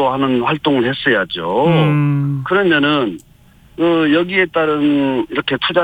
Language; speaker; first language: Korean; native; Korean